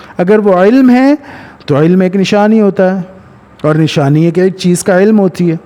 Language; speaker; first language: Urdu; early bilingual, heritage; Punjabi